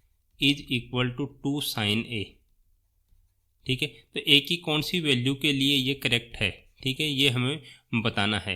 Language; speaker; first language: Hindi; native; Hindi